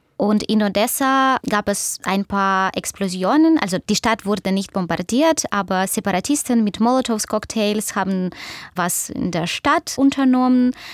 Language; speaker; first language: German; non-native, fluent; Russian